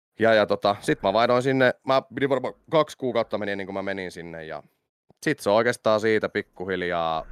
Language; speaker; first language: Finnish; native; Finnish